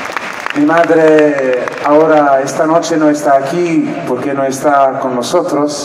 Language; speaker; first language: Spanish; non-native, fluent; French